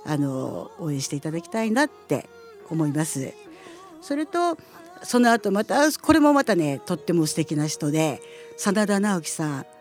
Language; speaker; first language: Japanese; native; Japanese